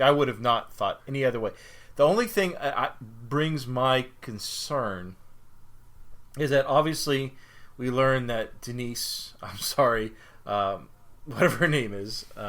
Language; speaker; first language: English; native; English